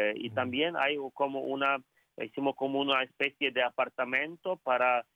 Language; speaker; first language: Spanish; non-native, fluent; Ukrainian